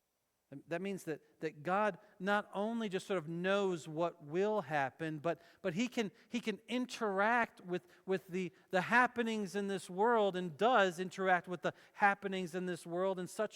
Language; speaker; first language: English; native; English